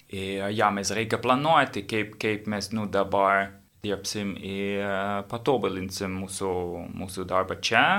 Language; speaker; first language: Lithuanian; non-native, fluent; Dutch